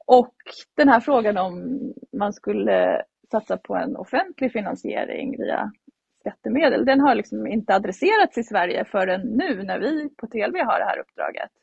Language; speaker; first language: Swedish; native; Swedish